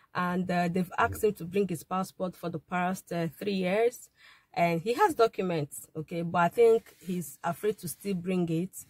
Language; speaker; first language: English; non-native, local second language; Igbo